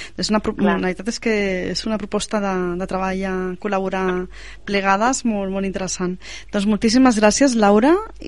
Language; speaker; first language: Catalan; native; Catalan